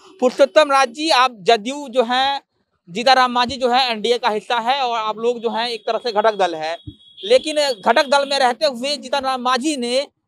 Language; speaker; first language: Hindi; native; Hindi